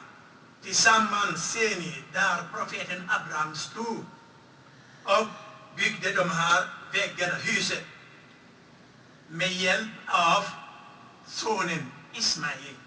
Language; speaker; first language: Swedish; non-native, fluent; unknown